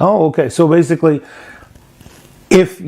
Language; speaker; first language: English; native; English